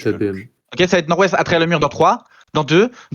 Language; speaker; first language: French; native; French